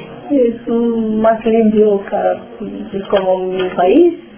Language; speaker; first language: Spanish; non-native, learner; Romanian